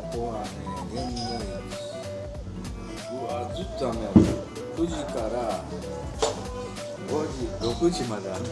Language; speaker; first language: Japanese; native; Japanese